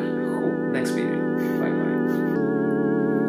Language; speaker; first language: English; non-native, learner; Spanish